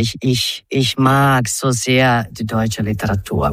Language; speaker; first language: German; non-native, fluent; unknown